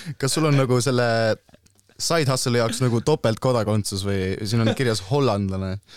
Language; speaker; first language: Estonian; native; Estonian